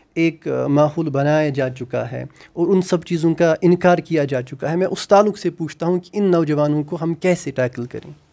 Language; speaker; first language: Urdu; non-native, local second language; Kashmiri